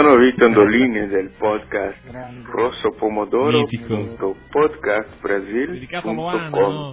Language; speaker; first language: Italian; non-native, fluent; Portuguese